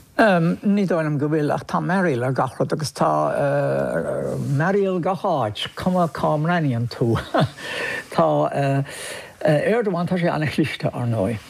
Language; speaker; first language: Irish; native; Irish